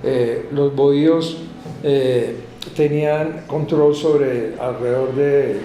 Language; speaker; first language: Spanish; native; Spanish